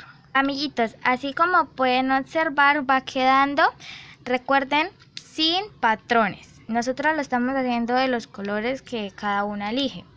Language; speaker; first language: Spanish; native; Spanish